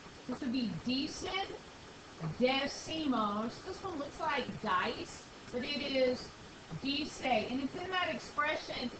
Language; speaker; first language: English; native; English